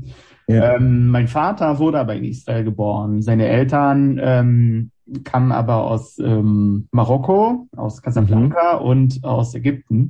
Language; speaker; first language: German; non-native, fluent; Hebrew